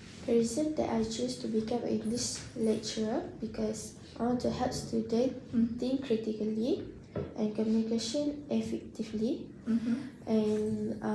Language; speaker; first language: English; non-native, learner; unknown